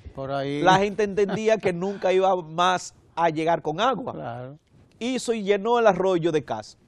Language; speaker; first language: Spanish; native; Spanish